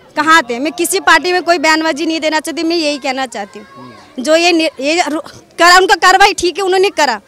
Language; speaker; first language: Hindi; native; Hindi